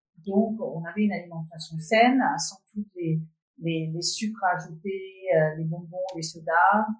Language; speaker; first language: French; non-native, fluent; Danish